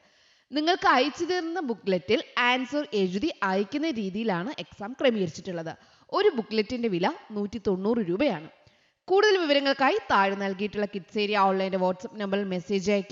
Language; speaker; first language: Malayalam; native; Malayalam